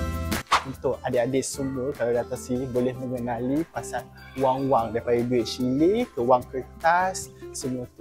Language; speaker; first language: Malay; native; Malay